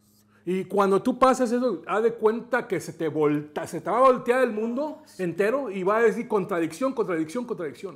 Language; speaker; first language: Spanish; native; Spanish